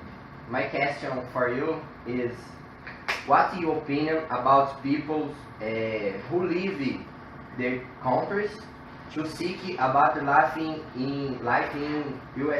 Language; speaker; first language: English; non-native, learner; Portuguese